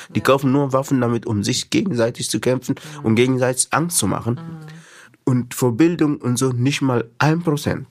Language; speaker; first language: German; non-native, fluent; Arabic